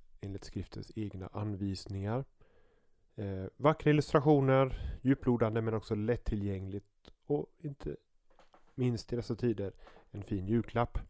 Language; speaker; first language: Swedish; native; Swedish